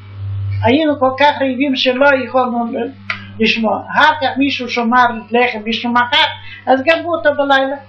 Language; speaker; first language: Hebrew; non-native, fluent; Yiddish